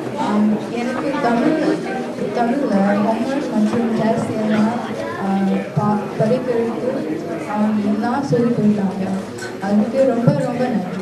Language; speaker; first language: Tamil; early bilingual, heritage; Tamil